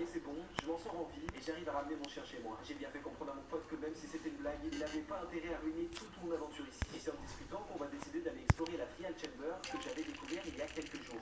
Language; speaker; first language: French; native; French